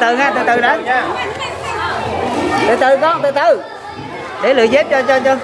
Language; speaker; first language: Vietnamese; native; Vietnamese